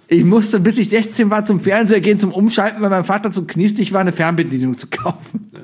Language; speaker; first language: German; native; German